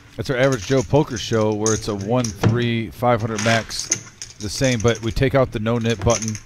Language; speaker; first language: English; native; English